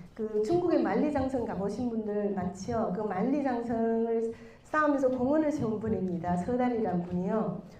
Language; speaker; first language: Korean; non-native, fluent; Chinese